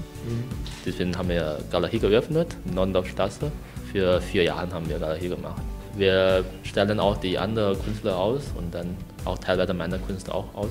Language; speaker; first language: German; non-native, learner; Chinese